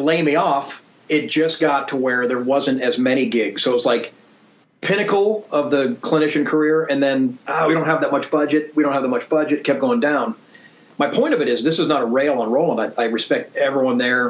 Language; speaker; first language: English; native; English